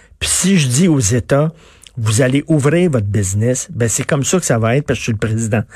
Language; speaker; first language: French; native; French